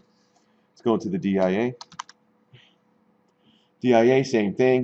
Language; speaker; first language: English; native; English